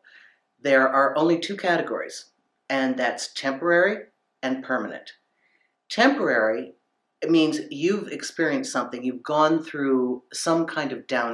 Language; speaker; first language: English; native; English